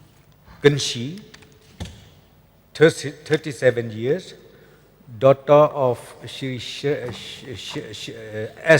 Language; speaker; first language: English; non-native, local second language; Khasi